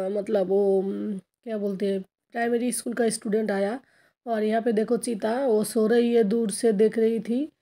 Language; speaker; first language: Hindi; non-native, local second language; Bangla